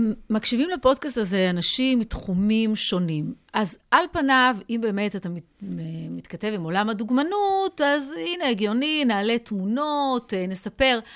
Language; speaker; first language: Hebrew; native; Hebrew